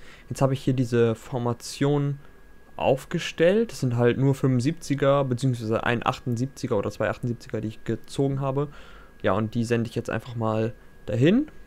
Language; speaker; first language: German; native; German